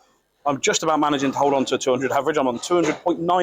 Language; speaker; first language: English; native; English